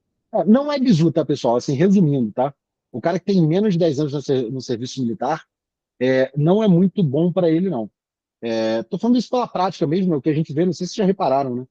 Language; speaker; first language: Portuguese; native; Portuguese